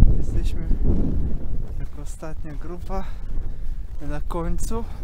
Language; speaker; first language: Polish; non-native, learner; Russian